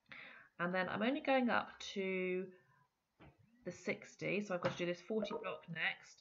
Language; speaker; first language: English; native; English